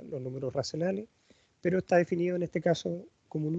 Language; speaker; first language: Spanish; native; Spanish